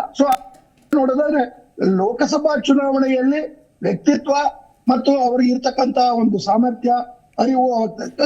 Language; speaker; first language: Kannada; native; Kannada